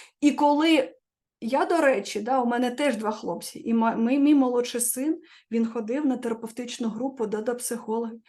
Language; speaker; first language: Ukrainian; non-native, local second language; Russian